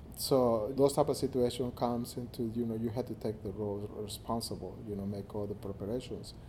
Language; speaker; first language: English; non-native, fluent; Spanish